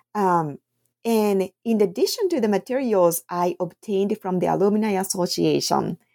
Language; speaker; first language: English; non-native, fluent; Japanese